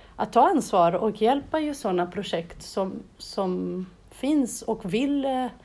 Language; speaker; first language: Swedish; non-native, fluent; Portuguese